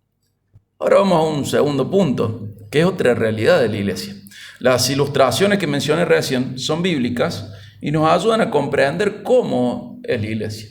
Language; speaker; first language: Spanish; native; Spanish